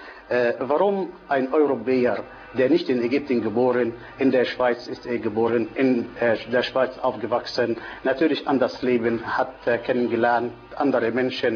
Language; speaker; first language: German; non-native, fluent; Arabic